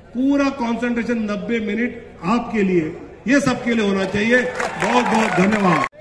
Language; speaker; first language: Hindi; non-native, local second language; Marathi